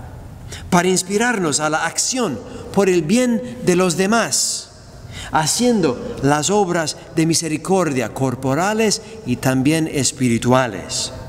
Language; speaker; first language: Spanish; non-native, fluent; English